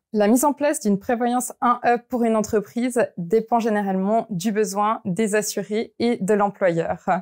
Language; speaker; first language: French; native; French